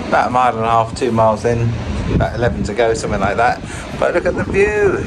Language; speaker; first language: English; native; English